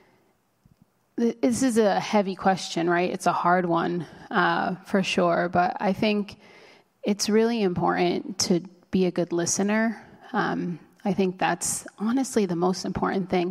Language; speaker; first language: English; early bilingual, other home language; Spanish